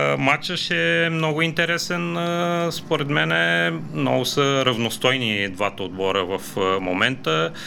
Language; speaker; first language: Bulgarian; non-native, fluent; Romanian